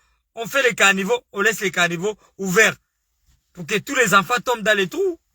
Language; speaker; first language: French; non-native, local second language; Lingala